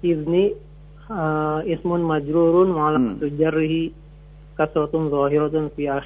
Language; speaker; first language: Arabic; non-native, learner; Indonesian